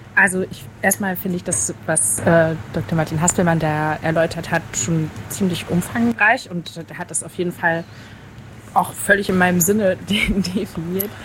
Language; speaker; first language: German; native; German